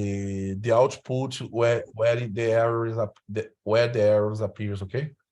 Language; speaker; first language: English; non-native, learner; Portuguese